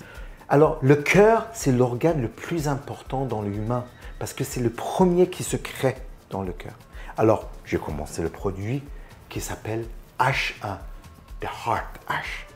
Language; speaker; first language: French; non-native, fluent; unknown